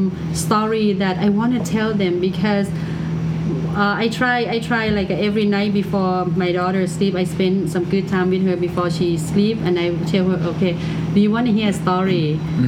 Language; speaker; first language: English; non-native, learner; Thai